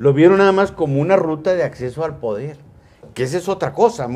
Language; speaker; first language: Spanish; native; Spanish